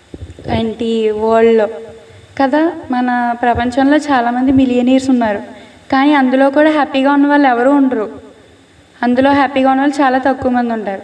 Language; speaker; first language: Telugu; native; Telugu